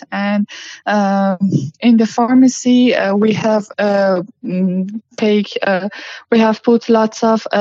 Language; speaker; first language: English; non-native, learner; Persian